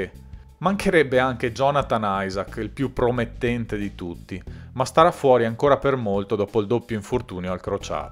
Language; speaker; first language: Italian; native; Italian